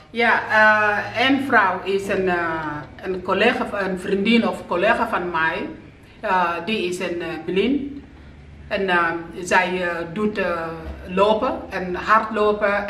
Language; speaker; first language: Dutch; non-native, learner; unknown